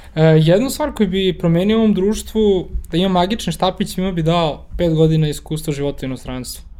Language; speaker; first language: Serbian; native; Serbian